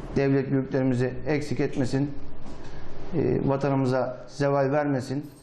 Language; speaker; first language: Turkish; native; Turkish